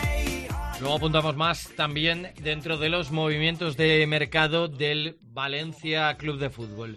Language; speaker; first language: Spanish; native; Spanish